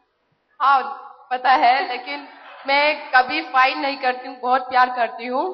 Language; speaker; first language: Hindi; non-native, local second language; Manipuri